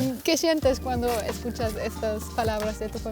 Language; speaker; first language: Spanish; non-native, fluent; German